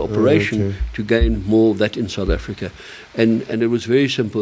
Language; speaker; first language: English; early bilingual, other home language; German